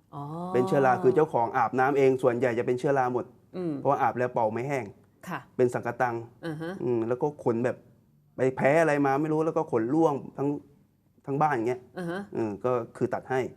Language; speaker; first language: Thai; native; Thai